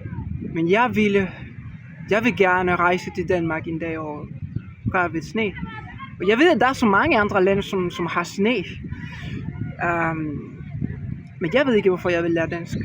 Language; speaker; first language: Danish; non-native, learner; Spanish